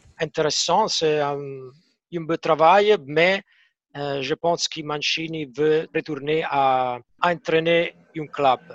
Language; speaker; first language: French; non-native, fluent; Italian